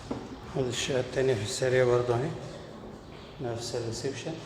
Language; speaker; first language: Arabic; native; Arabic